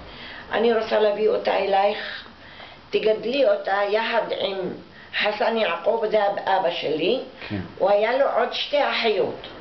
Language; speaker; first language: Hebrew; non-native, fluent; Arabic